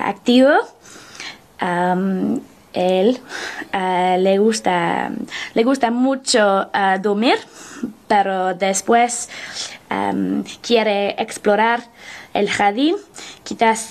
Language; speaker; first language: Spanish; non-native, learner; English